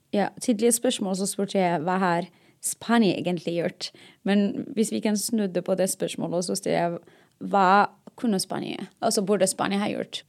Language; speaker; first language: Norwegian; non-native, fluent; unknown